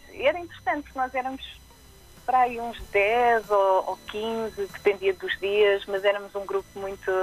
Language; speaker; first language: Portuguese; native; Portuguese